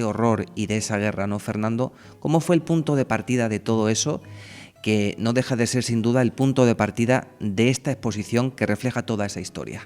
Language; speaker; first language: Spanish; native; Spanish